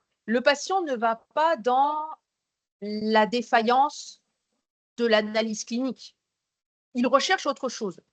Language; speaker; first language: French; native; French